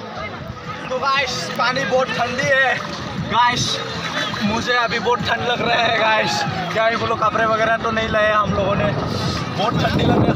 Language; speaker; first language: Hindi; non-native, local second language; Assamese